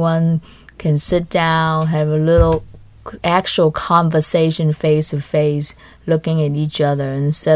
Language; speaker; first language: English; non-native, fluent; Vietnamese